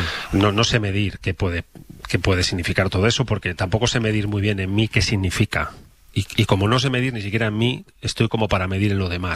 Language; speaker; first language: Spanish; native; Spanish